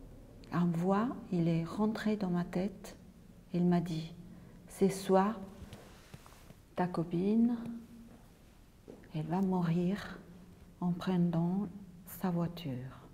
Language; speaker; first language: French; non-native, local second language; Arabic